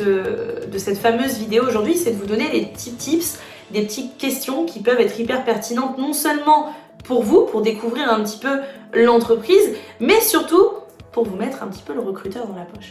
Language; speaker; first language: French; native; French